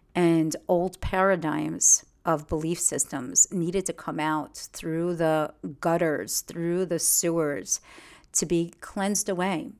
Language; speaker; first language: English; early bilingual, other home language; Russian